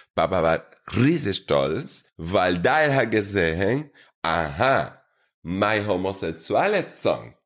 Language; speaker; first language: German; non-native, fluent; Spanish